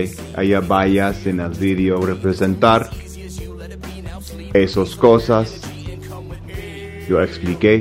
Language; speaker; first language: Spanish; non-native, learner; English